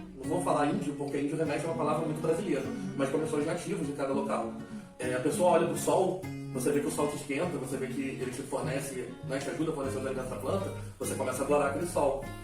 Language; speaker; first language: Portuguese; native; Portuguese